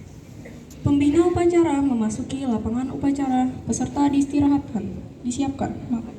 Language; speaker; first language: Indonesian; native; Indonesian